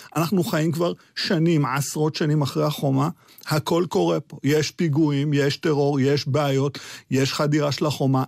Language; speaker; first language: Hebrew; early bilingual, other home language; Arabic